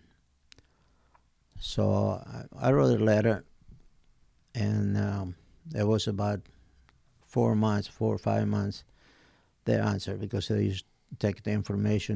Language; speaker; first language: English; non-native, fluent; Italian